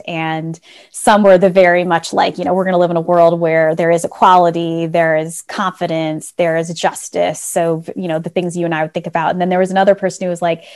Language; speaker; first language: English; native; English